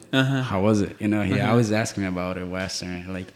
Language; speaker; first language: English; non-native, fluent; Portuguese